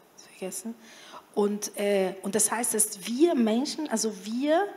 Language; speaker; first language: German; non-native, fluent; Portuguese